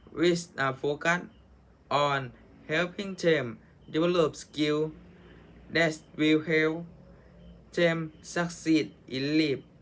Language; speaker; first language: English; non-native, learner; Thai